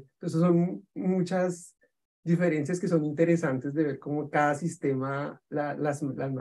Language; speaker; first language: Spanish; native; Spanish